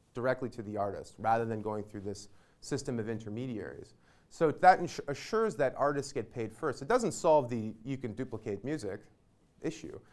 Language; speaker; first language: English; native; English